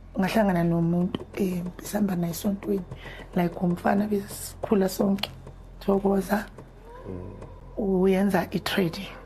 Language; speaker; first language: Zulu; native; Zulu